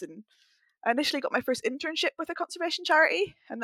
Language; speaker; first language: English; native; English